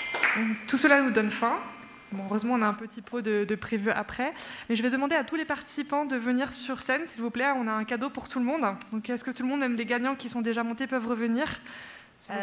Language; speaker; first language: French; native; French